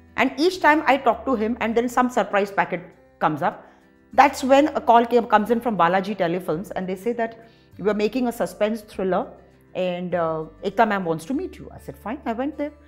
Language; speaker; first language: English; non-native, local second language; Tamil